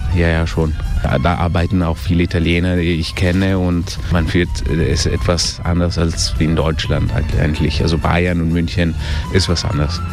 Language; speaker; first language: German; early bilingual, heritage; Italian